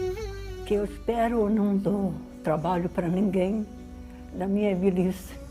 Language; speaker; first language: Portuguese; non-native, learner; Arabic